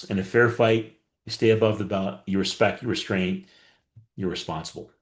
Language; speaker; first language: English; native; English